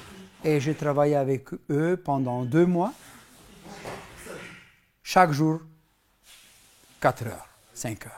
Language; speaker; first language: French; non-native, fluent; Macedonian